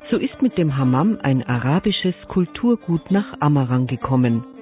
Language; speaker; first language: German; native; German